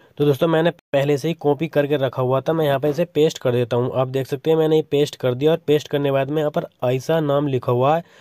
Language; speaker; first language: Hindi; native; Hindi